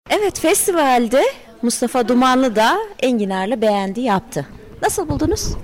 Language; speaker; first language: Turkish; native; Turkish